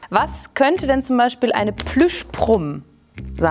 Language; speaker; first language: German; native; German